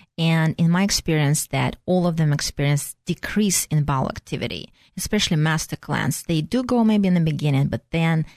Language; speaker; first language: English; non-native, fluent; Russian